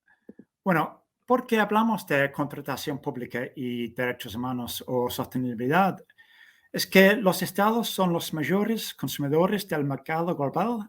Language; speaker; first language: Spanish; non-native, fluent; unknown